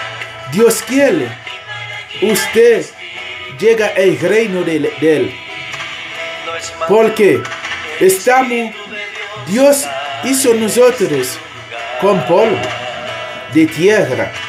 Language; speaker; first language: Spanish; non-native, learner; Haitian Creole